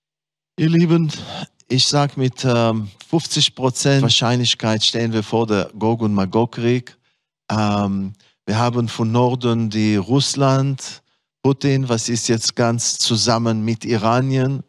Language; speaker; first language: German; non-native, fluent; Hebrew